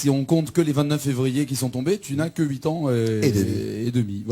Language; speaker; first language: French; native; French